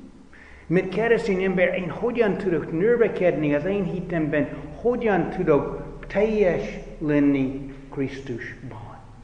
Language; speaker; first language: Hungarian; non-native, fluent; English